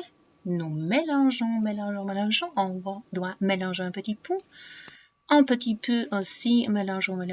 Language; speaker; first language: French; non-native, fluent; Polish